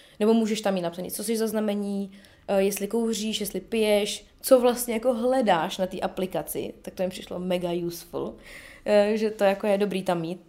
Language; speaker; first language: Czech; early bilingual, other home language; Bulgarian